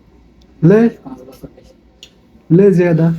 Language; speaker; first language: Arabic; non-native, learner; Bangla